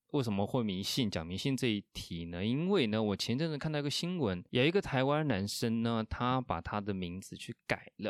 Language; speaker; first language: Chinese; non-native, fluent; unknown